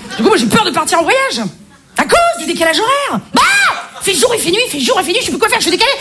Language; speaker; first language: French; native; French